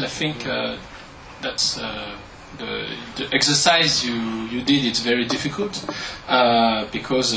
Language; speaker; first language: English; non-native, learner; French